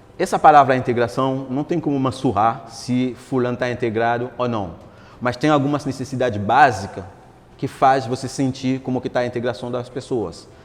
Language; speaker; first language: Portuguese; non-native, fluent; Haitian Creole